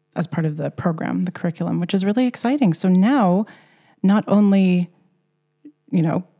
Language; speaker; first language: English; native; English